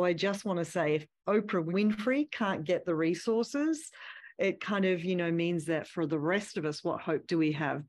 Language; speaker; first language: English; native; English